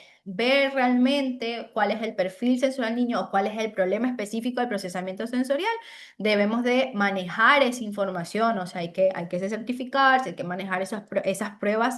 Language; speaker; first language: Spanish; native; Spanish